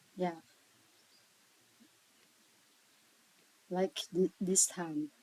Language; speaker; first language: English; non-native, learner; Thai